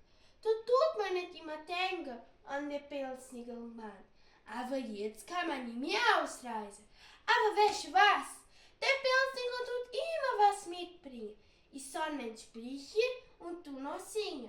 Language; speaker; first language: German; early bilingual, heritage; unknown